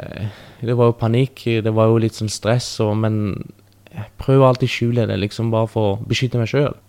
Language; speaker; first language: Norwegian; early bilingual, other home language; Persian